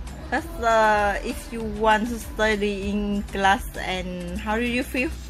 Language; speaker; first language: English; non-native, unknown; Vietnamese